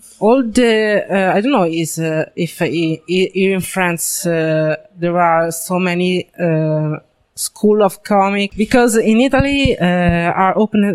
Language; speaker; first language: English; non-native, learner; Italian